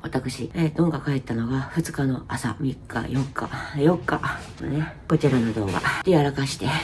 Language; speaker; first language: Japanese; native; Japanese